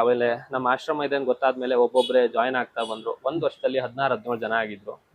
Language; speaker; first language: Kannada; native; Kannada